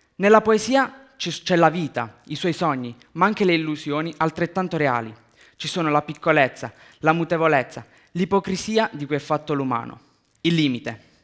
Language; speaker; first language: Italian; early bilingual, other home language; Romanian